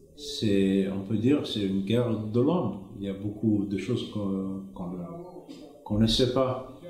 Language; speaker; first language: French; non-native, fluent; English